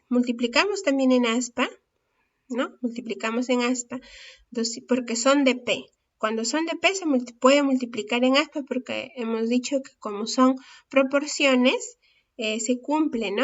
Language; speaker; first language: Spanish; native; Spanish